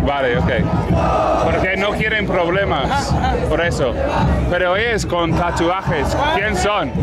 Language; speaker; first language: Spanish; non-native, learner; English